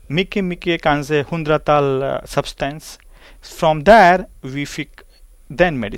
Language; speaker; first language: Swedish; non-native, learner; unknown